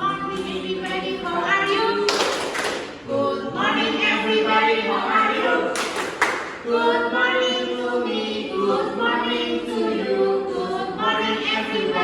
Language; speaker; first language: English; non-native, learner; Indonesian